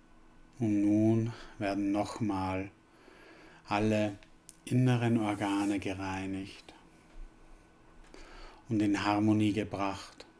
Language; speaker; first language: German; native; German